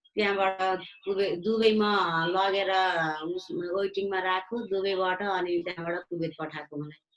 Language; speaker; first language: Nepali; native; Nepali